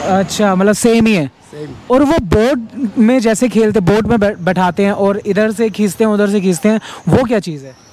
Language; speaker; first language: Hindi; native; Hindi